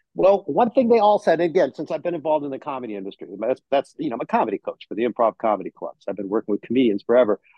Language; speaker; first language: English; native; English